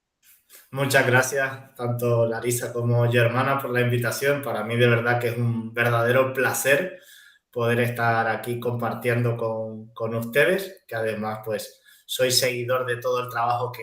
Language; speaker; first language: Spanish; native; Spanish